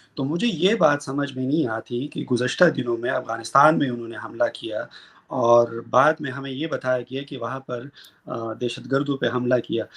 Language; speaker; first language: Urdu; non-native, local second language; Pashto